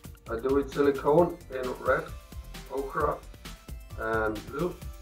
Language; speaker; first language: English; non-native, learner; German